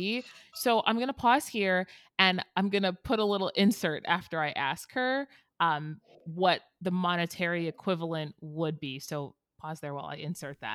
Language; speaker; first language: English; native; English